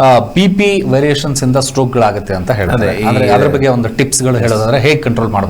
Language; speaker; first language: Kannada; native; Kannada